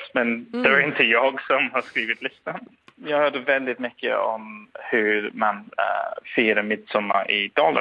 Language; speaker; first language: Swedish; non-native, fluent; English